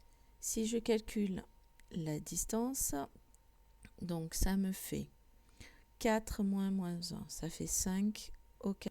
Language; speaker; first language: French; native; French